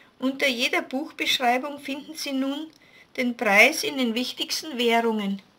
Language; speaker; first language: German; native; German